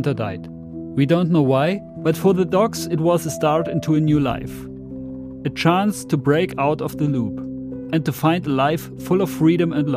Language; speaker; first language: English; non-native, fluent; German